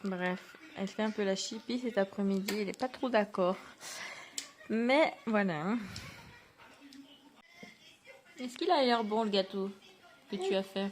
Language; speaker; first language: French; native; French